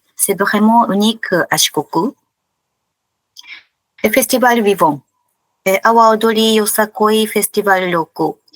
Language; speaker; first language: French; non-native, fluent; Japanese